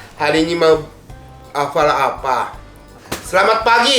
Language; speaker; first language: Indonesian; non-native, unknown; Japanese